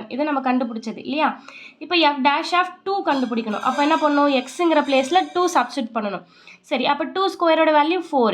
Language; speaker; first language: Tamil; native; Tamil